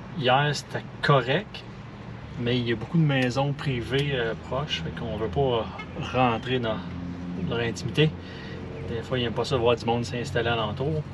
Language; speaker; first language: French; native; French